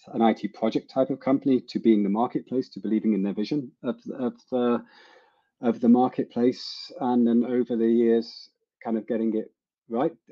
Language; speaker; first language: English; native; English